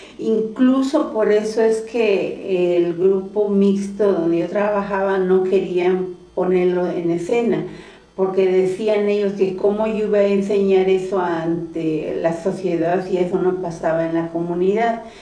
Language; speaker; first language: Spanish; non-native, local second language; Tzotzil